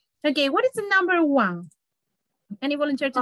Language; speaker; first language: English; non-native, learner; Spanish